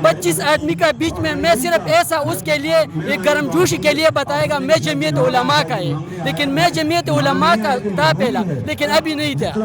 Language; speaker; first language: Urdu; non-native, local second language; Pashto